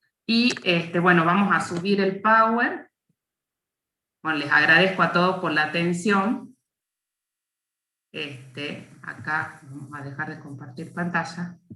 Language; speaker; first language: Spanish; native; Spanish